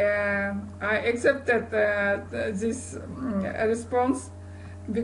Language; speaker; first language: English; non-native, learner; Kazakh